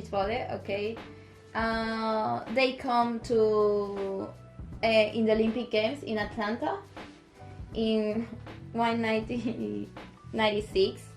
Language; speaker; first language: English; non-native, local second language; Spanish